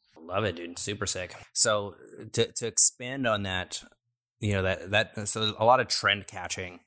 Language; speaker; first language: English; native; English